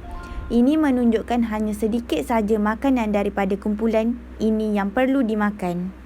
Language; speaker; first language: Malay; native; Malay